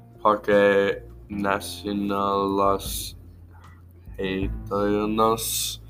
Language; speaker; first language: Spanish; non-native, learner; English